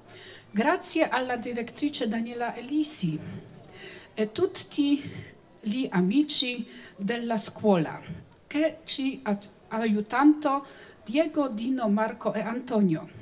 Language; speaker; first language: Italian; non-native, learner; Polish